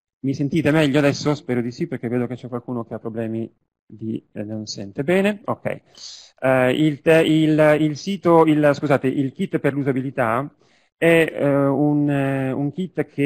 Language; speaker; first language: Italian; native; Italian